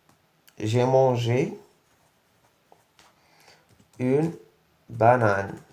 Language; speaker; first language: French; non-native, local second language; Arabic